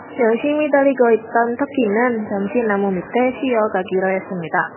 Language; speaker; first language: Korean; non-native, learner; Indonesian